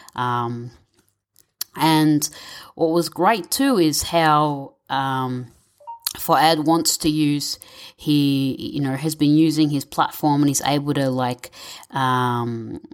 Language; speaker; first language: English; native; English